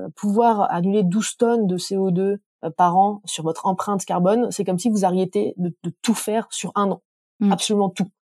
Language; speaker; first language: French; native; French